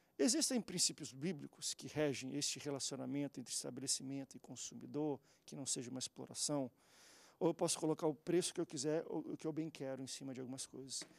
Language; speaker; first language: Portuguese; native; Portuguese